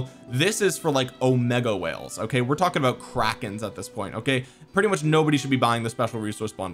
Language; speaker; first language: English; native; English